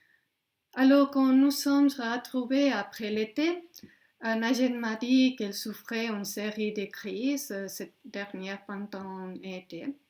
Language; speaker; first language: French; non-native, fluent; Spanish